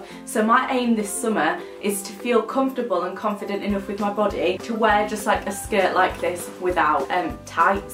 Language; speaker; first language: English; native; English